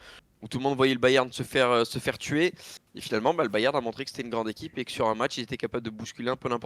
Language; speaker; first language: French; native; French